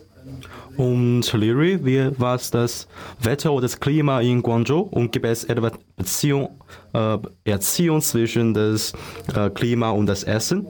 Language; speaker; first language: German; non-native, learner; Chinese